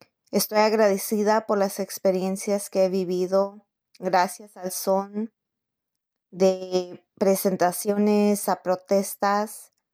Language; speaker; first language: Spanish; early bilingual, heritage; Spanish